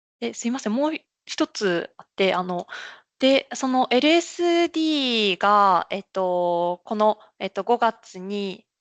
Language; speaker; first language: Japanese; native; Japanese